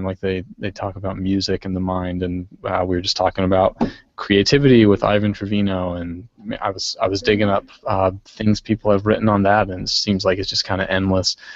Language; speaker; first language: English; native; English